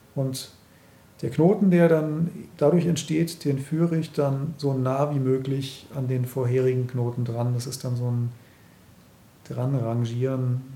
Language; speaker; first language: German; native; German